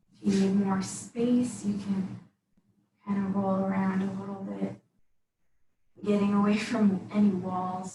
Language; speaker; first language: English; native; English